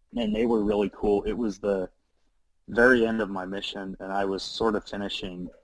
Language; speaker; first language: English; native; English